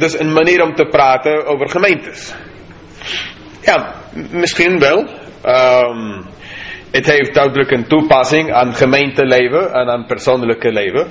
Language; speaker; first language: Dutch; non-native, fluent; English